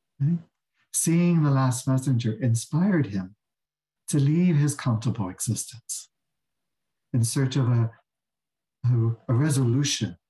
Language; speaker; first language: English; native; English